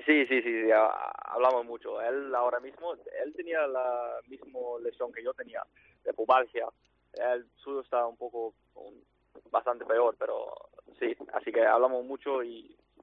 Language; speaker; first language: Spanish; non-native, fluent; English